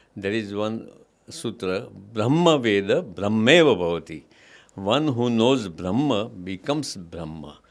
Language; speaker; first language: English; non-native, local second language; Gujarati